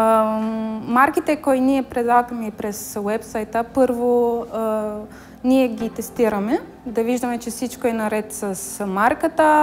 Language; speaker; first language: Bulgarian; non-native, learner; Romanian